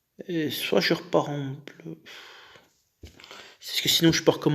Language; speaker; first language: French; native; French